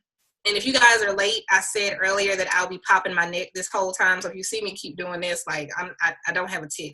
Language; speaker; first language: English; native; English